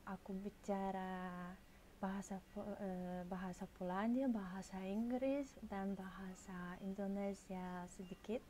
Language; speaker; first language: Indonesian; non-native, learner; Polish